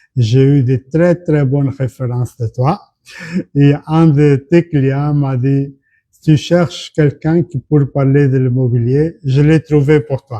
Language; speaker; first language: French; non-native, fluent; Portuguese